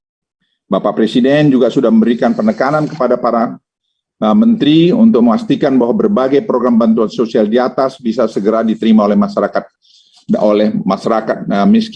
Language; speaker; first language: Indonesian; native; Indonesian